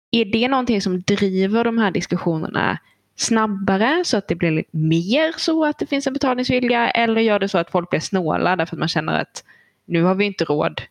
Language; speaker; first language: Swedish; native; Swedish